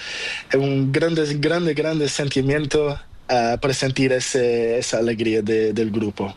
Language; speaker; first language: Spanish; non-native, learner; Portuguese